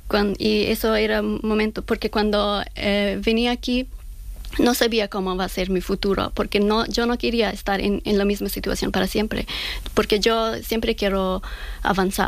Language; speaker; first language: Spanish; non-native, fluent; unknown